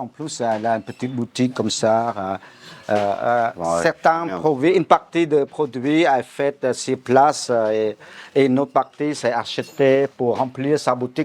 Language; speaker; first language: French; non-native, fluent; Khmer